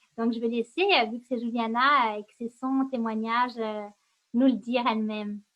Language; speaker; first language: French; native; French